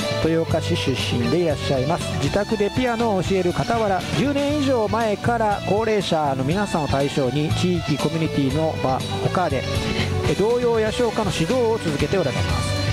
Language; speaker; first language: Japanese; native; Japanese